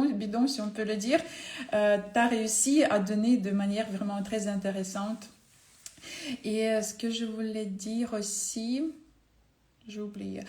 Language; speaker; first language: French; non-native, fluent; Ukrainian